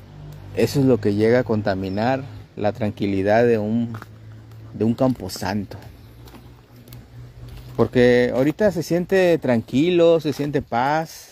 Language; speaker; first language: Spanish; native; Spanish